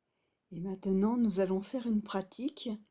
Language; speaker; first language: French; native; French